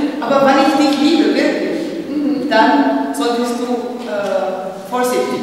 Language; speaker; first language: German; non-native, fluent; Spanish